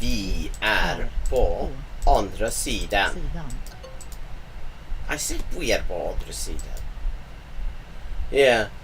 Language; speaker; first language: Swedish; non-native, learner; English